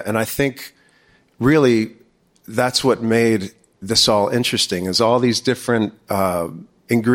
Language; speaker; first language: English; native; English